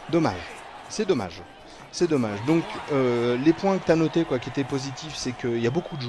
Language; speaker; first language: French; native; French